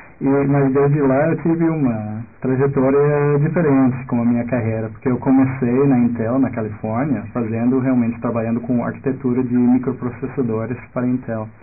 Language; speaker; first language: Portuguese; non-native, fluent; English